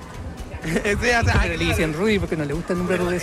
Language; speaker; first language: Spanish; native; Spanish